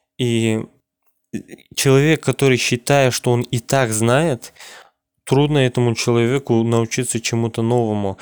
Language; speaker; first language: Russian; non-native, local second language; Kazakh